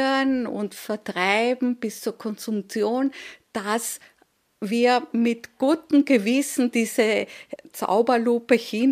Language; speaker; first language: German; early bilingual, other home language; Spanish